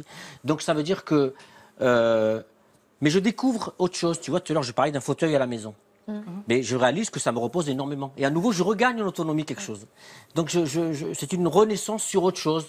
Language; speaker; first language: French; native; French